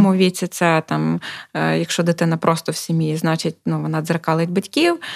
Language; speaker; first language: Ukrainian; native; Ukrainian